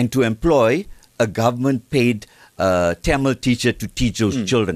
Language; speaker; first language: English; native; English